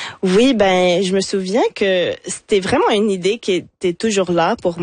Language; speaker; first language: French; non-native, local second language; English